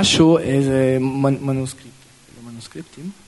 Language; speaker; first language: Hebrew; non-native, local second language; Russian